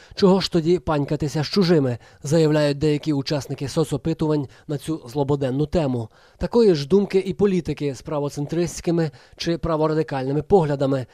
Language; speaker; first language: Ukrainian; native; Ukrainian